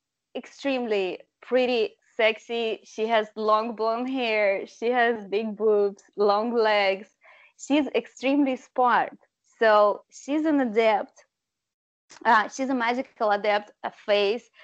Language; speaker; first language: English; non-native, fluent; Russian